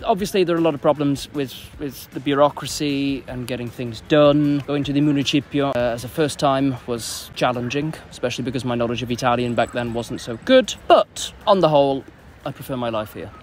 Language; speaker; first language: English; native; English